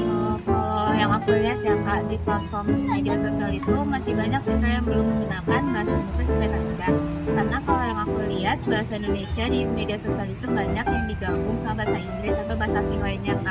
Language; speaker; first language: Indonesian; non-native, local second language; Minangkabau